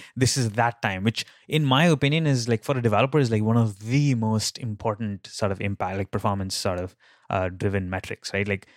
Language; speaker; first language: English; non-native, local second language; Tamil